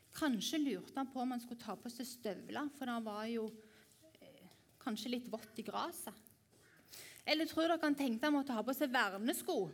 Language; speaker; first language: Norwegian; native; Norwegian